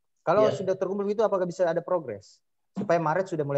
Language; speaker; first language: Indonesian; native; Indonesian